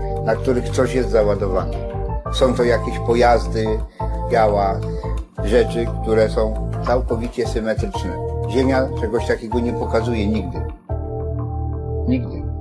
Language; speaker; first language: Polish; native; Polish